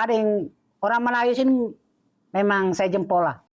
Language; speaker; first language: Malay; non-native, fluent; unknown